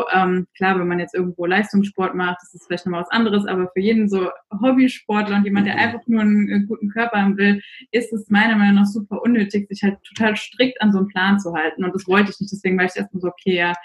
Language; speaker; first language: German; native; German